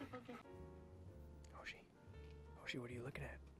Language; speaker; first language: English; native; English